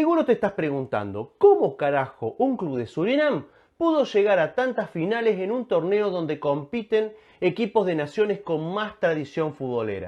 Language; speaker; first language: Spanish; native; Spanish